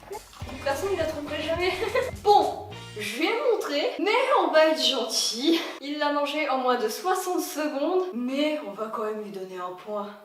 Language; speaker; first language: French; native; French